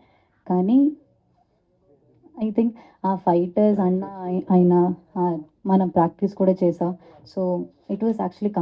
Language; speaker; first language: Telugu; non-native, learner; Malayalam